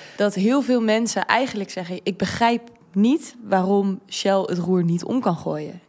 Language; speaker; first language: Dutch; early bilingual, heritage; Dutch